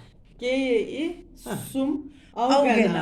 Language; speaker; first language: German; non-native, learner; Turkish